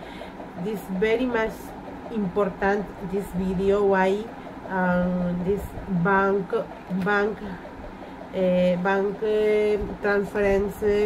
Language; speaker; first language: English; non-native, learner; Spanish